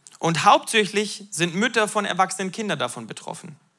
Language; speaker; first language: German; native; German